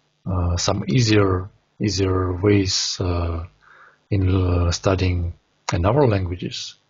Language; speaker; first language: English; non-native, learner; Russian